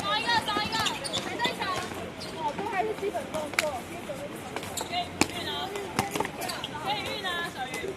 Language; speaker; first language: Chinese; native; Chinese